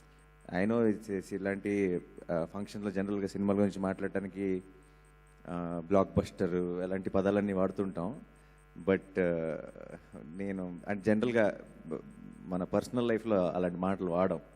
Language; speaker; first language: Telugu; native; Telugu